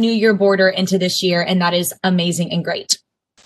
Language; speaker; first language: English; native; English